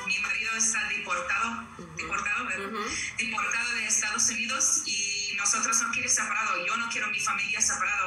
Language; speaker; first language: Spanish; non-native, learner; English